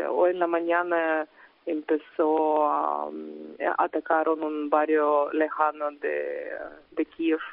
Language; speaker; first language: Spanish; non-native, fluent; Ukrainian